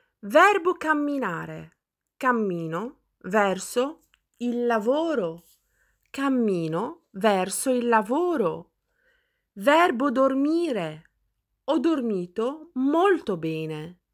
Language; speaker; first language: Italian; non-native, fluent; Arabic